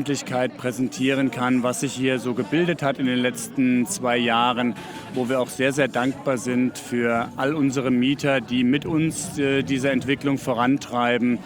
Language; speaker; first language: German; native; German